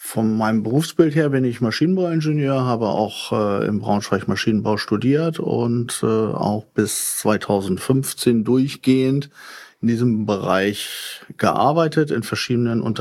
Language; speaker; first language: German; native; German